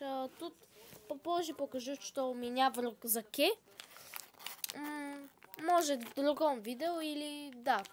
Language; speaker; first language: Russian; non-native, learner; Bulgarian